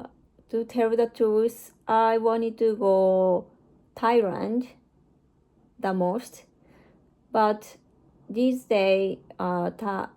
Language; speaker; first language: English; non-native, learner; Japanese